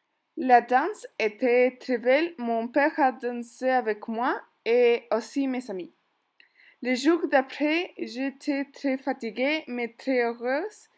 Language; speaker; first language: French; non-native, learner; Spanish